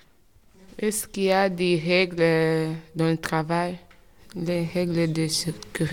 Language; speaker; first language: French; non-native, learner; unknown